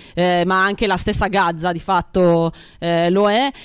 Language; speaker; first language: Italian; native; Italian